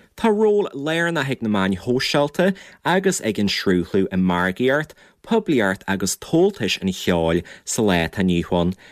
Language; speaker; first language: Irish; native; Irish